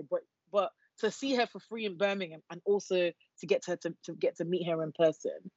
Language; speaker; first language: English; non-native, local second language; Yoruba